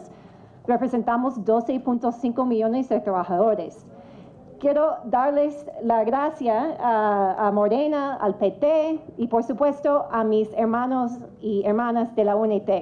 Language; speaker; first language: Spanish; non-native, fluent; English